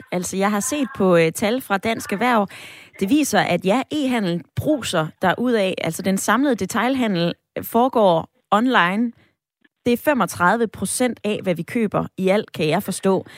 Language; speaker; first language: Danish; native; Danish